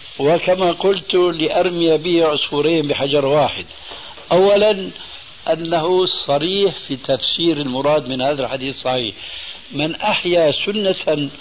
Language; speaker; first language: Arabic; early bilingual, other home language; Albanian